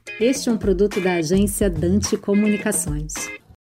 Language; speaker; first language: Portuguese; native; Portuguese